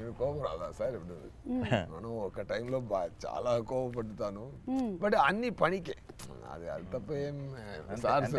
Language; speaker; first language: Telugu; non-native, fluent; Tamil